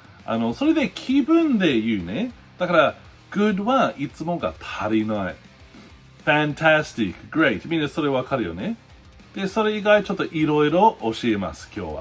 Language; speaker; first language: Japanese; non-native, learner; English